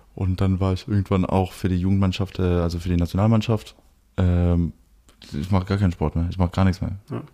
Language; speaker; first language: German; early bilingual, heritage; German